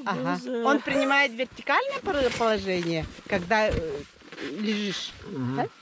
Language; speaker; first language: Russian; non-native, local second language; Yakut